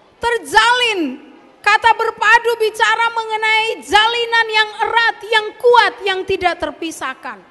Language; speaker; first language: Indonesian; native; Indonesian